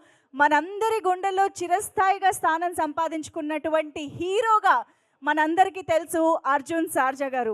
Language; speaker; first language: Telugu; native; Telugu